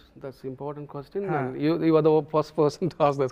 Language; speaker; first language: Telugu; non-native, local second language; Tamil